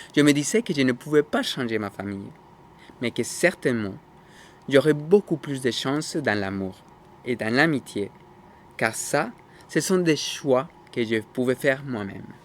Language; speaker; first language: French; non-native, fluent; Spanish